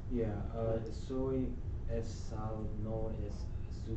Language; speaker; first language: Spanish; non-native, learner; English